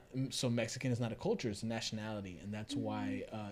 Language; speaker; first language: English; early bilingual, other home language; Spanish